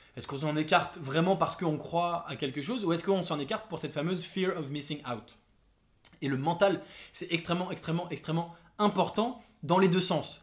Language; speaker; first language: French; native; French